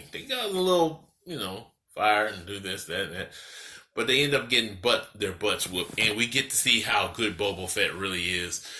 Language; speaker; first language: English; native; English